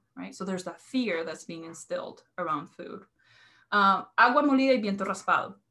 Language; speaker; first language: English; non-native, fluent; Spanish